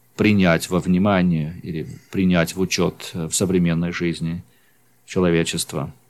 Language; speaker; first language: Russian; non-native, fluent; English